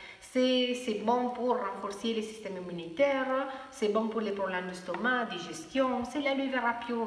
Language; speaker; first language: French; non-native, fluent; Spanish